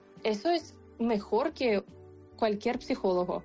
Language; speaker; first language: Spanish; non-native, fluent; Ukrainian